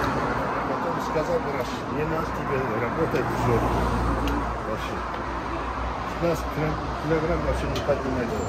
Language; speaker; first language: Russian; non-native, local second language; Kazakh